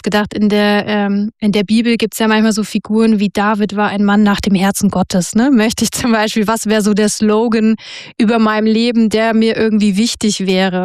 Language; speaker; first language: German; native; German